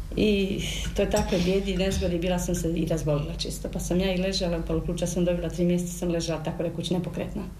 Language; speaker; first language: Serbian; native; Serbian